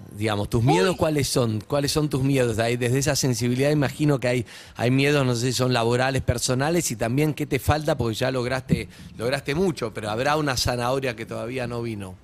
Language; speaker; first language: Spanish; native; Spanish